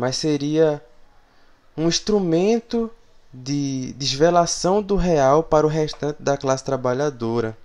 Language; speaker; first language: Portuguese; native; Portuguese